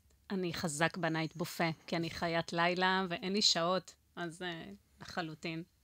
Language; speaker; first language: Hebrew; non-native, fluent; Spanish